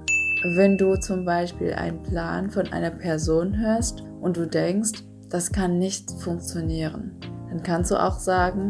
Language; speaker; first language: German; non-native, fluent; Vietnamese